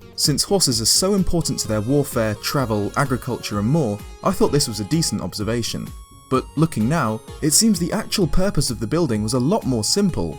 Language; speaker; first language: English; native; English